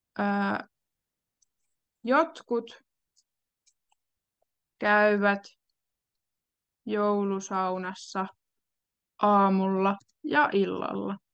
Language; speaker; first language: Finnish; native; Finnish